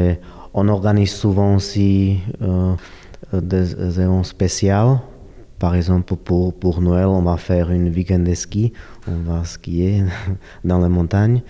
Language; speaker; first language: French; non-native, fluent; Slovak